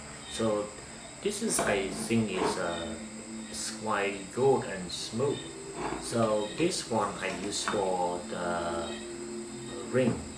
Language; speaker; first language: English; non-native, learner; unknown